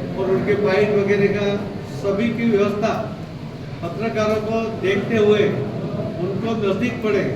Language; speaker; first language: Hindi; non-native, local second language; Gujarati